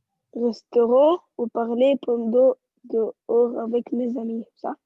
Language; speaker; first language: French; non-native, learner; Arabic